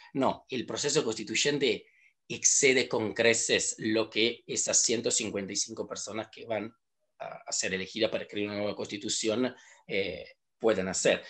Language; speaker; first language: Spanish; non-native, fluent; Italian